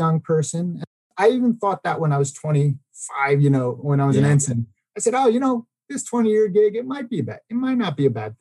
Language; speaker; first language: English; native; English